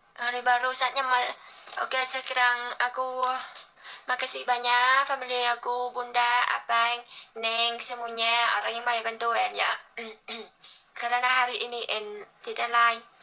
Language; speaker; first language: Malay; non-native, learner; Vietnamese